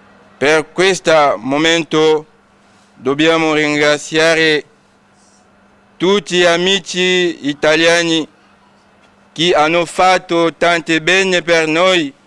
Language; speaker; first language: Italian; non-native, learner; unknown